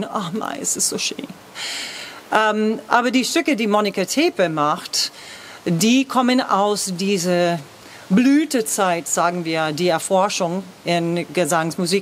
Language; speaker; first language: German; non-native, fluent; English